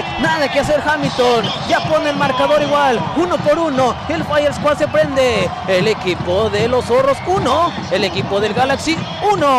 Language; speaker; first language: Spanish; native; Spanish